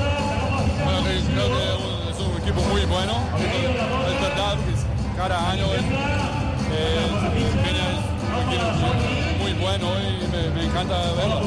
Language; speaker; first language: Spanish; non-native, learner; English